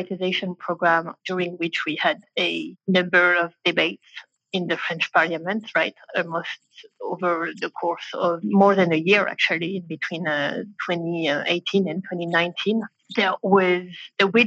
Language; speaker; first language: English; non-native, fluent; French